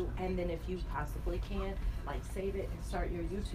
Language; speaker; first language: English; native; English